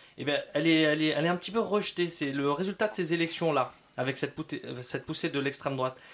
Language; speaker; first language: French; native; French